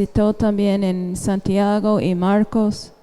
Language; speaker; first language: Spanish; non-native, fluent; English